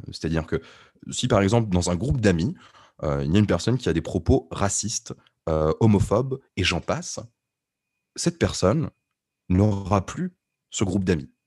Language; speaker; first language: French; non-native, local second language; Arabic